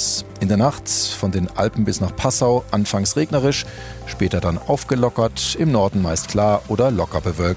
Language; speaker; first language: German; native; German